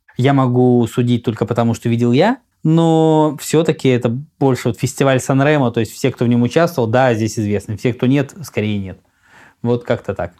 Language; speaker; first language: Russian; native; Russian